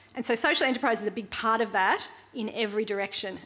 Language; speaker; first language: English; native; English